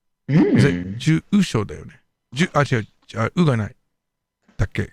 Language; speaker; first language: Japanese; non-native, fluent; English